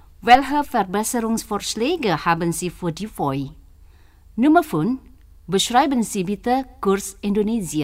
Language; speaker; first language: German; non-native, fluent; Indonesian